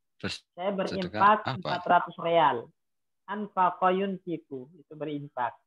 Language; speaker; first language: Indonesian; native; Indonesian